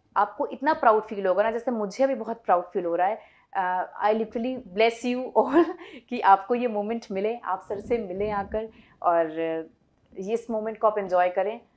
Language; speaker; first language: Hindi; native; Hindi